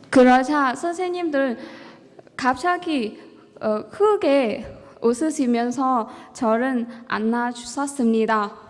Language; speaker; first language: Korean; non-native, learner; Vietnamese